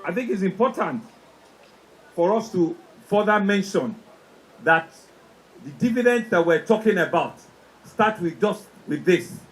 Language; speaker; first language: English; non-native, local second language; Yoruba